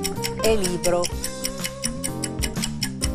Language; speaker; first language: Italian; native; Italian